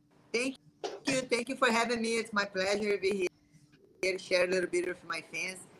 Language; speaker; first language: English; non-native, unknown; Portuguese